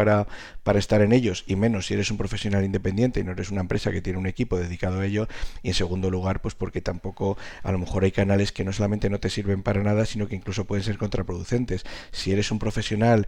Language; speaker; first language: Spanish; native; Spanish